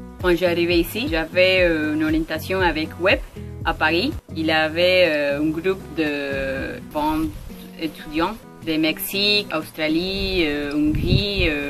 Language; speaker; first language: French; non-native, learner; Spanish